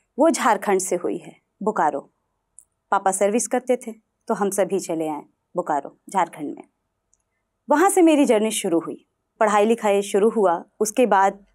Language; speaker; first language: Hindi; non-native, local second language; Bhojpuri